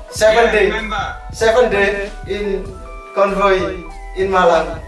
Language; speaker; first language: English; non-native, learner; Indonesian